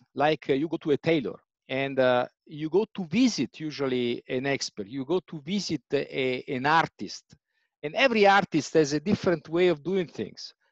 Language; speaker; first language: English; non-native, fluent; Italian